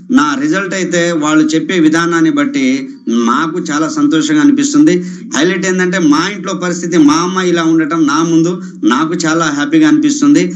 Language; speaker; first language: Telugu; non-native, local second language; Lambadi